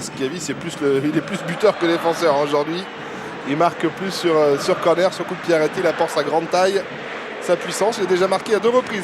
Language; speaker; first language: French; native; French